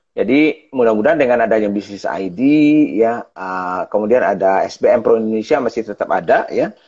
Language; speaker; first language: Indonesian; native; Indonesian